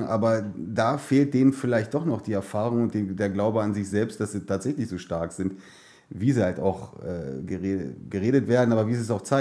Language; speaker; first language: German; native; German